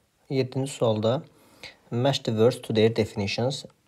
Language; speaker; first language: English; non-native, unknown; Azerbaijani